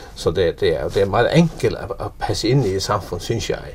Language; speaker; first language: Danish; non-native, local second language; Faroese